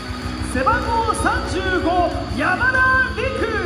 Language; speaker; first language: Japanese; native; Japanese